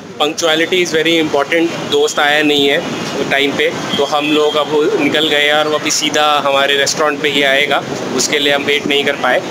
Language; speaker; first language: Hindi; native; Hindi